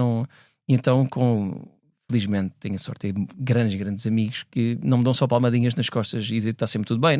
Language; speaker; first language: Portuguese; native; Portuguese